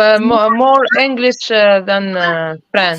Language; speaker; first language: English; non-native, learner; French